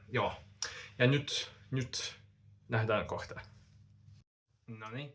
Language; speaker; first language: Finnish; non-native, fluent; Russian